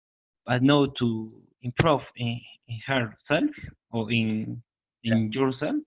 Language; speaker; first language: English; non-native, learner; Spanish